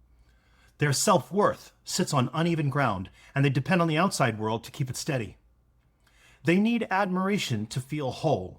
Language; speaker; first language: English; native; English